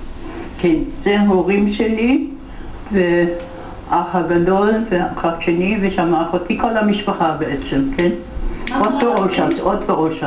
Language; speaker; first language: Hebrew; non-native, fluent; German